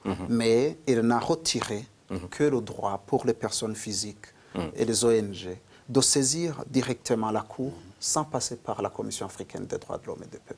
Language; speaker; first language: French; non-native, local second language; Rundi